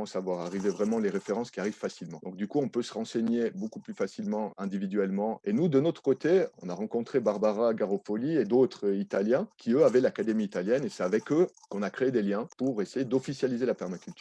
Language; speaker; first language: French; native; French